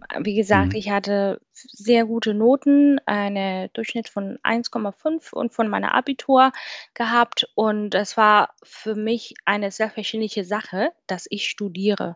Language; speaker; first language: German; non-native, fluent; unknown